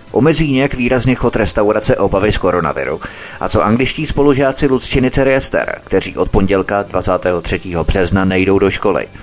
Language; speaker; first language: Czech; native; Czech